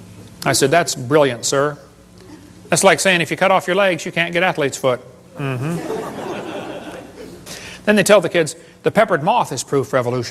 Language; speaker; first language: English; native; English